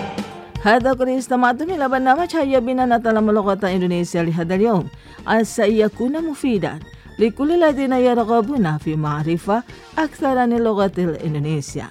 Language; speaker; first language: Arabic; non-native, fluent; Indonesian